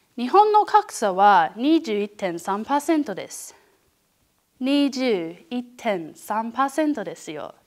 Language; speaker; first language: Japanese; non-native, learner; English